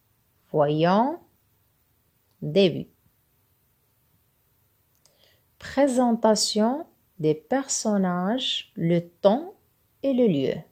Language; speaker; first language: French; non-native, local second language; Arabic